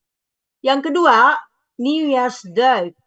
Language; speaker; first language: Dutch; non-native, fluent; Indonesian